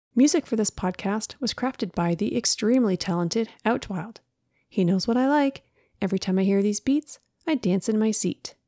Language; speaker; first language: English; native; English